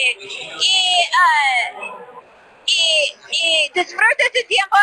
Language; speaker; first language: Spanish; non-native, learner; English